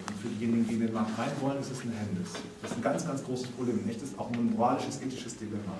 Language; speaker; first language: German; native; German